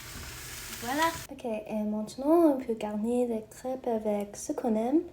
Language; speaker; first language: French; non-native, fluent; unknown